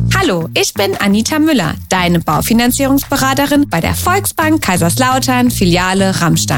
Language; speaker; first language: German; native; German